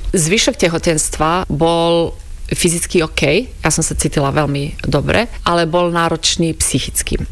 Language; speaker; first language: Slovak; non-native, fluent; Croatian